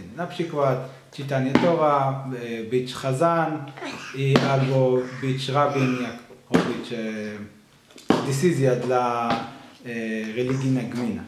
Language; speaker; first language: Polish; non-native, learner; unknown